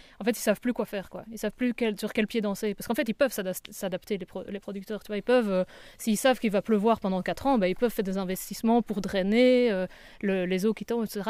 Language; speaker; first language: French; native; French